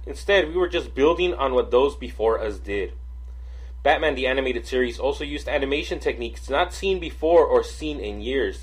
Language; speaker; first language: English; native; English